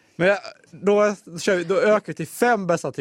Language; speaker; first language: Swedish; native; Swedish